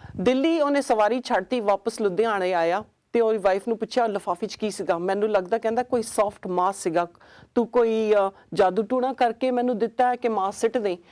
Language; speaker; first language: Punjabi; early bilingual, heritage; Punjabi